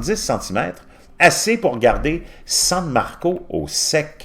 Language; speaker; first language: French; native; French